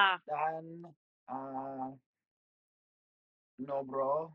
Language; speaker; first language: Indonesian; non-native, learner; English